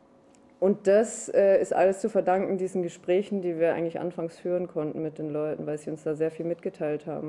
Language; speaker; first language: German; native; German